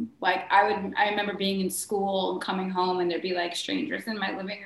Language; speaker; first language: English; native; English